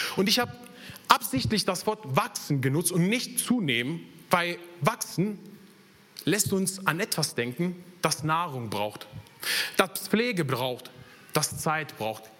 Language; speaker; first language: German; non-native, fluent; Italian